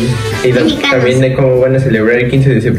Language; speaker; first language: Spanish; native; Spanish